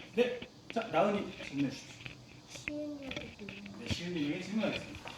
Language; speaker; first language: Korean; native; Korean